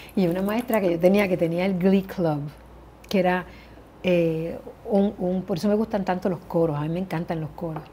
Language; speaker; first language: Spanish; early bilingual, heritage; Spanish